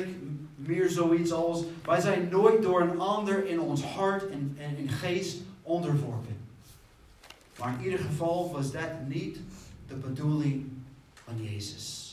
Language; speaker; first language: Dutch; non-native, fluent; English